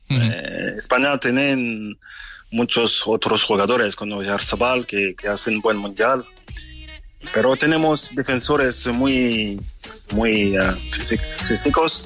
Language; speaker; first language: Spanish; non-native, fluent; French